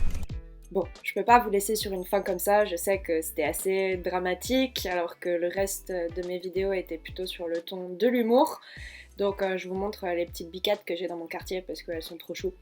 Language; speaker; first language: French; native; French